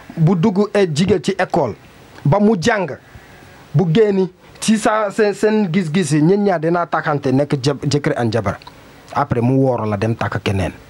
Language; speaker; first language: Wolof; non-native, learner; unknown